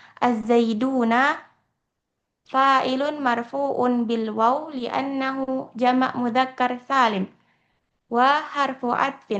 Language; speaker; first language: Arabic; non-native, learner; Indonesian